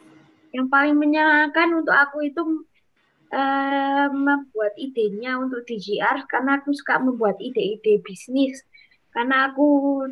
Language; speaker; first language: Indonesian; non-native, local second language; English